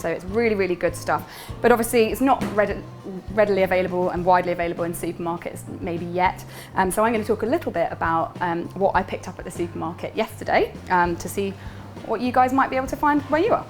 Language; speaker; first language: English; native; English